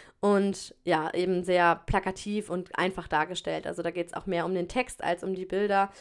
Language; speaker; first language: German; native; German